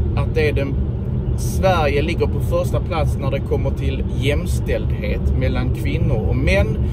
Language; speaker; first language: Swedish; native; Swedish